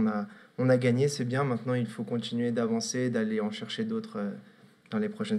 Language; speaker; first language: French; native; French